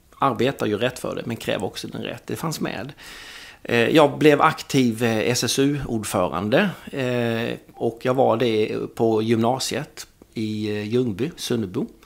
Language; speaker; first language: Swedish; native; Swedish